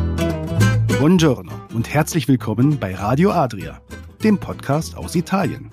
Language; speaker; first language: German; native; German